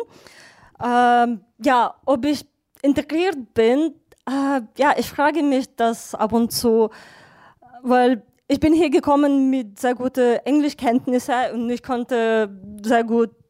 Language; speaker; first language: German; non-native, fluent; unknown